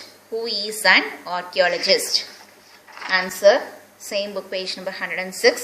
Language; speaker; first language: English; non-native, local second language; Tamil